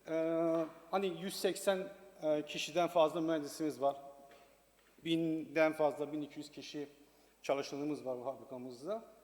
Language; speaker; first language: Turkish; non-native, learner; Persian